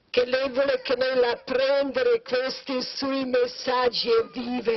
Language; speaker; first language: Italian; non-native, learner; Croatian